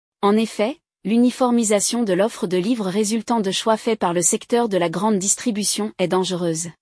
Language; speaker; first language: French; native; French